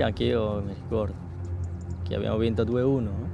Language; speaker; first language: Italian; non-native, learner; Korean